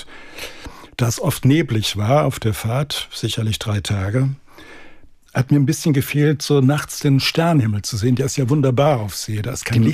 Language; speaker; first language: German; native; German